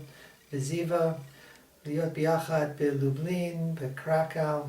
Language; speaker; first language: Hebrew; non-native, fluent; English